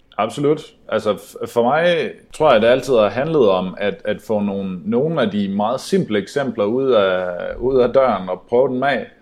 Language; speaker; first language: Danish; native; Danish